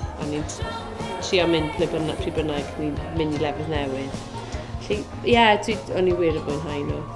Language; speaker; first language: Welsh; native; Welsh